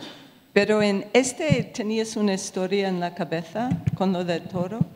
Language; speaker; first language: Spanish; non-native, fluent; English